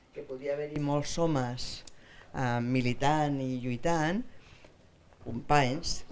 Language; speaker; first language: Catalan; native; Catalan